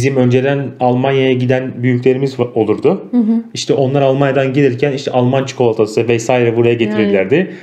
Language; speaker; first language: Turkish; native; Turkish